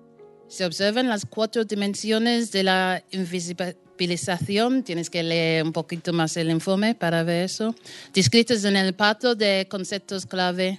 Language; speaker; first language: Spanish; non-native, fluent; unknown